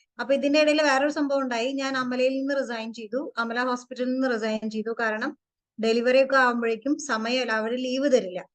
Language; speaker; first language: Malayalam; early bilingual, heritage; Malayalam